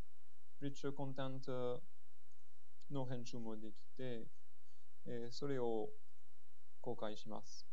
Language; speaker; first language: Japanese; non-native, fluent; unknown